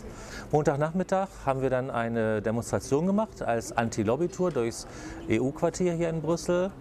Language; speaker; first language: German; native; German